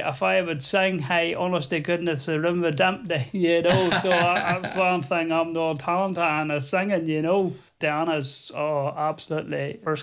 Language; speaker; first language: English; native; English